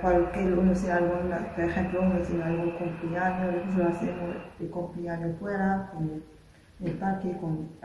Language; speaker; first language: Spanish; non-native, local second language; Arabic